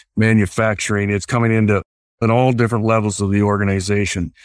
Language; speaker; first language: English; native; English